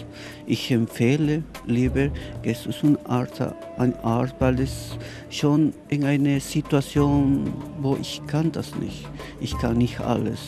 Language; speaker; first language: German; non-native, learner; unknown